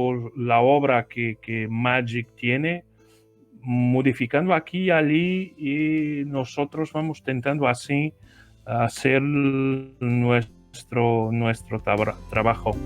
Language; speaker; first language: Spanish; non-native, learner; Portuguese